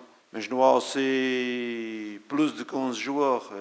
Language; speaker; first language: French; non-native, fluent; Portuguese